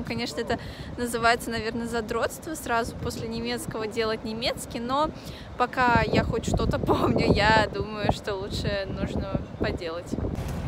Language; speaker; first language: Russian; native; Russian